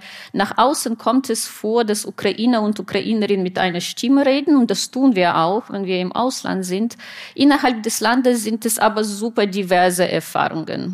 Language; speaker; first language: German; non-native, fluent; Russian